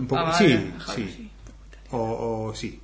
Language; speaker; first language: Spanish; non-native, fluent; English